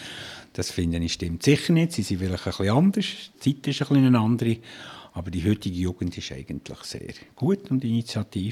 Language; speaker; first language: German; native; German